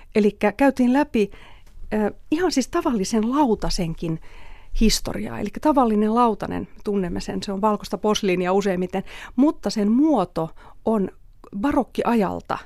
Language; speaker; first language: Finnish; native; Finnish